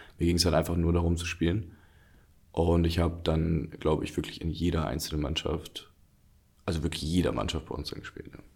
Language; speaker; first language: German; early bilingual, other home language; Russian